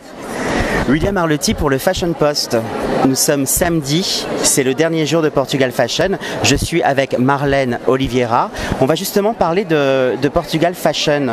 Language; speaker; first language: French; native; French